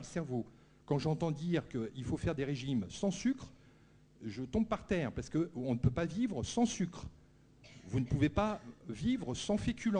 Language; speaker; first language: French; native; French